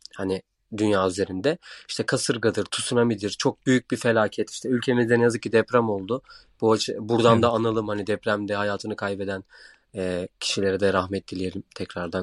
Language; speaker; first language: Turkish; native; Turkish